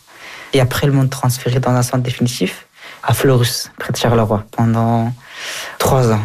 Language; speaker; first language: French; early bilingual, other home language; Persian